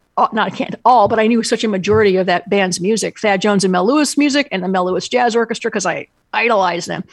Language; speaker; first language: English; native; English